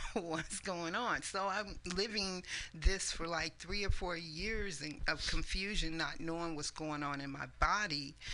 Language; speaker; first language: English; native; English